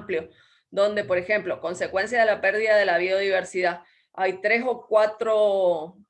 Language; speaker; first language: Spanish; native; Spanish